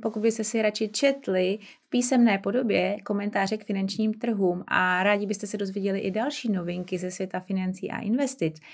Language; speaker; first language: Czech; native; Czech